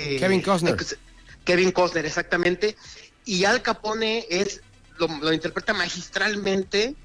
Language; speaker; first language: Spanish; native; Spanish